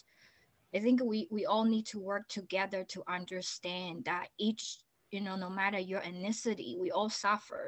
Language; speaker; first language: English; non-native, fluent; Chinese